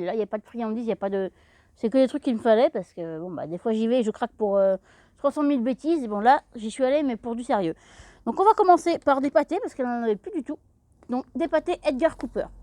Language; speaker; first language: French; native; French